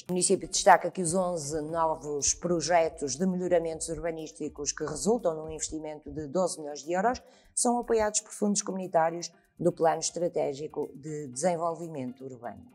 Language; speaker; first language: Portuguese; native; Portuguese